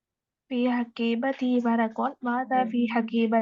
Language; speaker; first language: Arabic; non-native, learner; Tamil